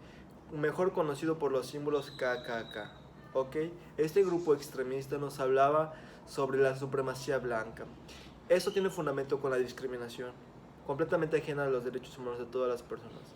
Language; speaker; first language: Spanish; native; Spanish